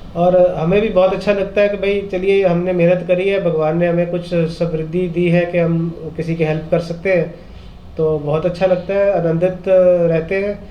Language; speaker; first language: Hindi; non-native, local second language; Punjabi